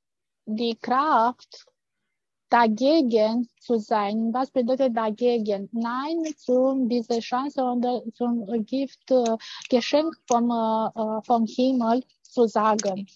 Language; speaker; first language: German; non-native, fluent; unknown